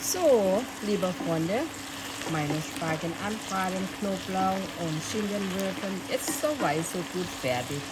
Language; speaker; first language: German; non-native, learner; Thai